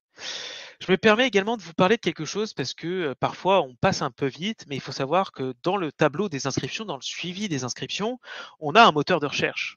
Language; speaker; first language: French; native; French